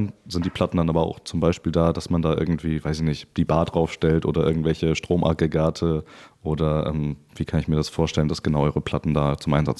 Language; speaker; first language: German; native; German